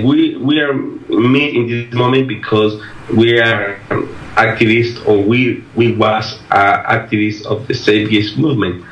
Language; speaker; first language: English; non-native, learner; Spanish